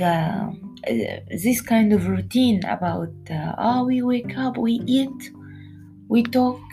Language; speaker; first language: English; non-native, learner; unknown